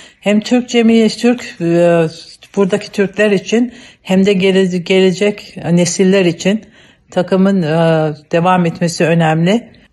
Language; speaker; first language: Turkish; native; Turkish